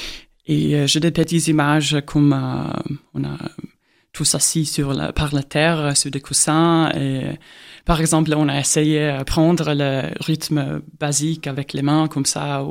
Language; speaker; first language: French; non-native, fluent; Estonian